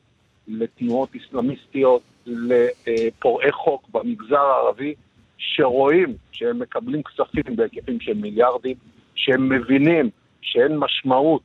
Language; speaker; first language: Hebrew; native; Hebrew